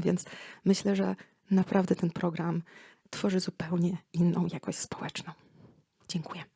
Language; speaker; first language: Polish; native; Polish